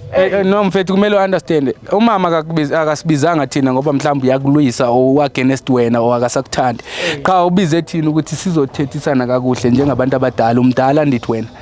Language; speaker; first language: Zulu; non-native, local second language; Xhosa